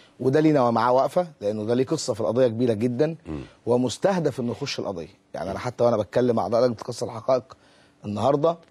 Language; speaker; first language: Arabic; native; Arabic